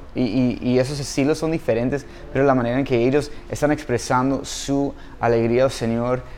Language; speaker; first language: Spanish; non-native, fluent; English